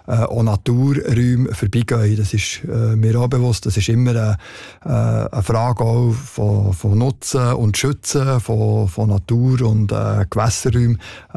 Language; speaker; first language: German; native; German